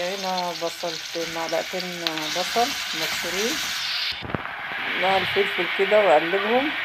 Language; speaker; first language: Arabic; native; Arabic